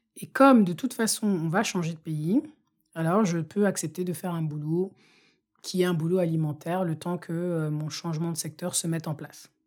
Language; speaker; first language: French; non-native, local second language; Bambara